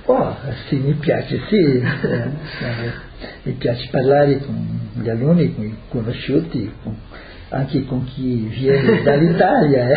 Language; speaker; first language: Italian; early bilingual, heritage; Portuguese